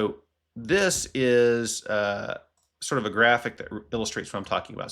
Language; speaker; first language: English; native; English